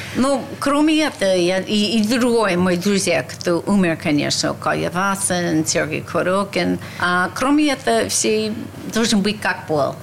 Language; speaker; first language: Russian; non-native, learner; English